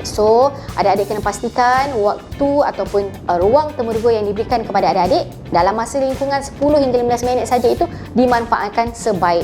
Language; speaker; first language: Malay; native; Malay